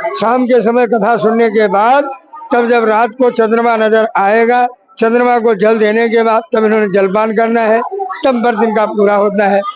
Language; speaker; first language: Hindi; non-native, local second language; Punjabi